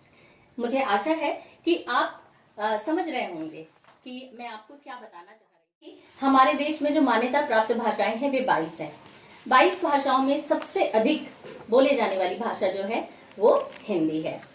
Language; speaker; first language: Hindi; native; Hindi